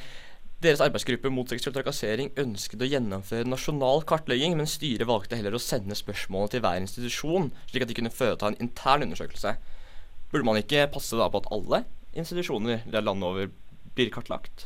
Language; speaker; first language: Norwegian; native; Norwegian